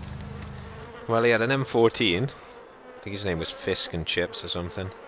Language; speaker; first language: English; native; English